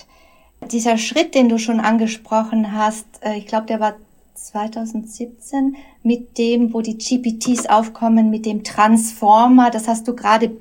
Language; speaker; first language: German; native; German